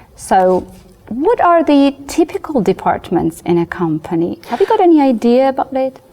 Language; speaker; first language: English; non-native, fluent; Georgian